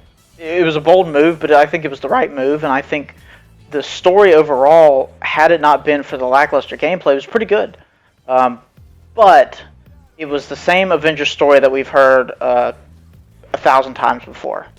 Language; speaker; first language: English; native; English